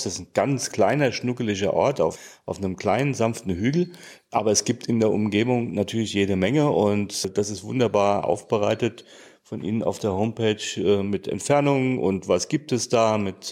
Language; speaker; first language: German; native; German